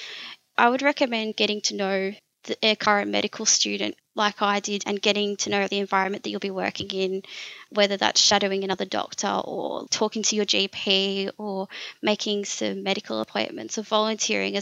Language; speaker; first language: English; native; English